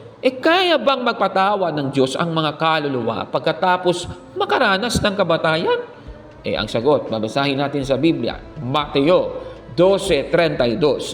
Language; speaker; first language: Filipino; native; Filipino